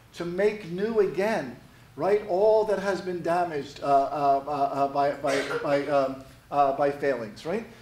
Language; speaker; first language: English; native; English